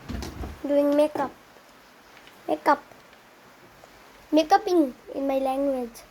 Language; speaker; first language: English; non-native, learner; Nepali